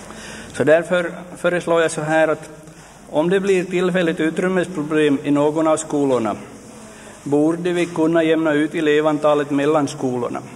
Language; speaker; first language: Swedish; native; Swedish